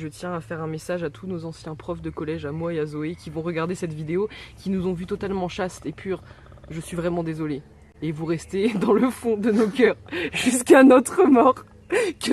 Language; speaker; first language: French; native; French